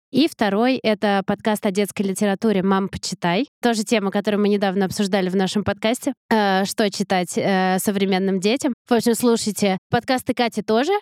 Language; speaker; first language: Russian; native; Russian